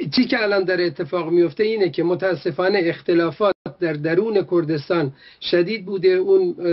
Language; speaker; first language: Persian; non-native, local second language; Kurdish